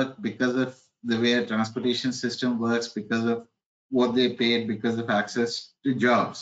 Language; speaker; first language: English; non-native, local second language; Hindi